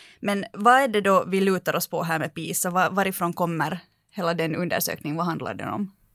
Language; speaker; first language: Swedish; native; Swedish